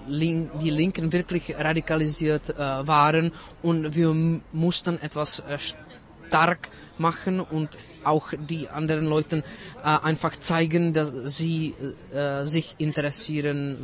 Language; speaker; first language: German; non-native, fluent; Czech